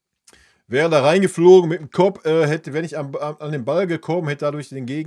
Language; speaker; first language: German; native; German